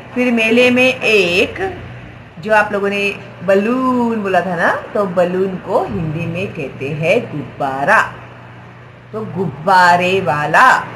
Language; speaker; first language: Hindi; non-native, local second language; Marathi